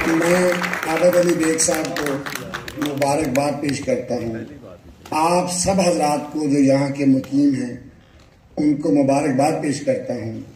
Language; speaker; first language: Urdu; native; Urdu